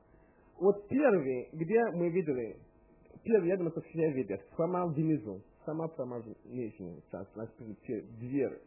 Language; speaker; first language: Russian; non-native, learner; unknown